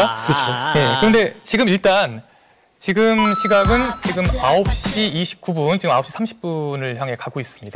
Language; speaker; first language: Korean; native; Korean